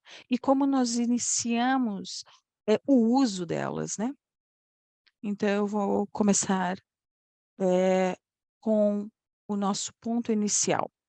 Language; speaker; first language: Portuguese; non-native, fluent; Polish